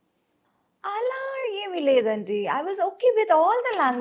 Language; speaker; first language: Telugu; non-native, local second language; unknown